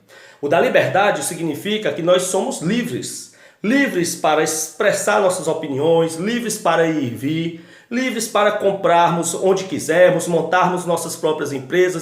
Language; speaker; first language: Portuguese; native; Portuguese